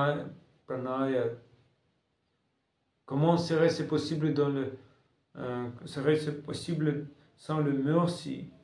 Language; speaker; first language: French; non-native, fluent; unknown